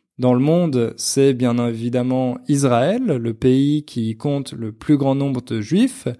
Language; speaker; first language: French; native; French